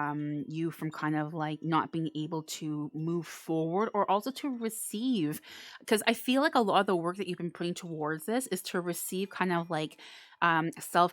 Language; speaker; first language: English; native; English